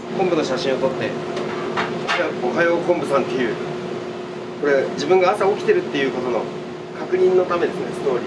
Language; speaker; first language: Japanese; native; Japanese